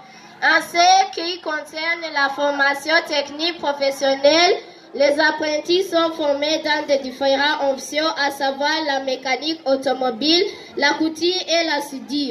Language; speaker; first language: French; non-native, learner; Kinyarwanda